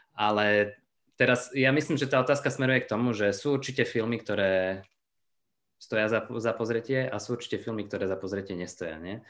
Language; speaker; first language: Slovak; native; Slovak